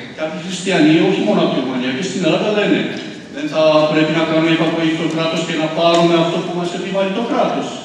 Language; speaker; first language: Greek; non-native, fluent; Romanian